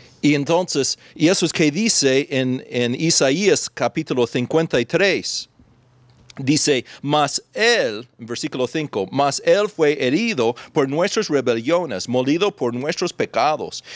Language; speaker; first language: Spanish; non-native, fluent; English